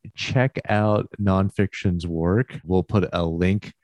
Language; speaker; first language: English; non-native, fluent; French